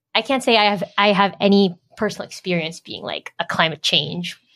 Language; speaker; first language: English; native; English